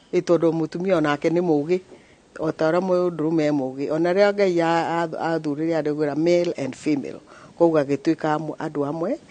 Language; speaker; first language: Kikuyu; non-native, local second language; Meru